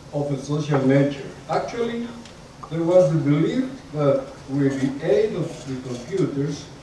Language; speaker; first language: English; non-native, fluent; Spanish